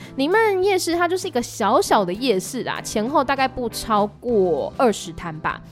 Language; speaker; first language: Chinese; native; Chinese